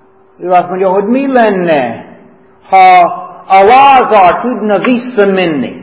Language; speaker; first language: Hungarian; non-native, fluent; English